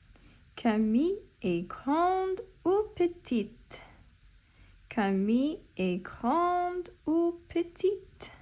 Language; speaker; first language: French; non-native, fluent; English